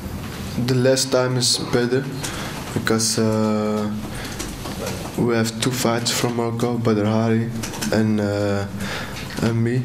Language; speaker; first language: English; non-native, learner; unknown